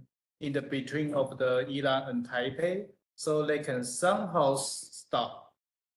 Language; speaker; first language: English; non-native, fluent; Chinese